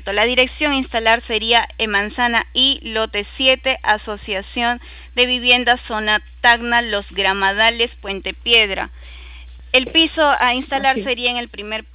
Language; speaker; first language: Spanish; native; Spanish